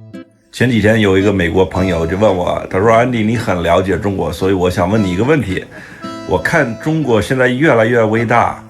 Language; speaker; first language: Chinese; non-native, fluent; English